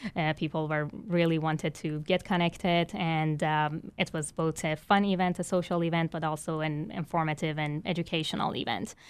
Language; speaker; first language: English; non-native, fluent; Persian